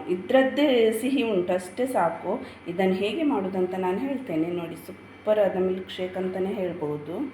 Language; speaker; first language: Kannada; non-native, local second language; Tulu